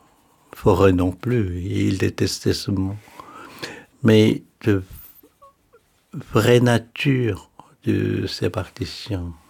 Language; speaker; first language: French; non-native, fluent; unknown